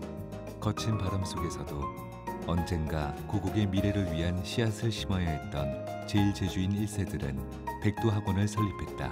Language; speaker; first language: Korean; native; Korean